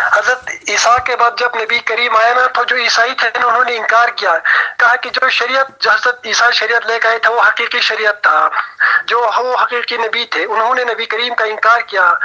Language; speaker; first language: Urdu; non-native, local second language; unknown